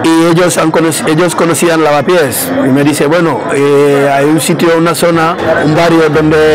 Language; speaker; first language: Spanish; non-native, fluent; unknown